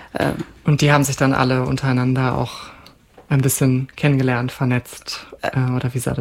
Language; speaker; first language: German; native; German